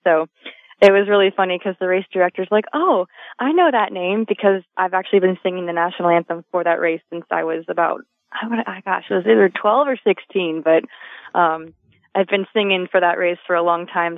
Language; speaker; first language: English; native; English